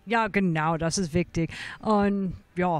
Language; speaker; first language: German; non-native, fluent; English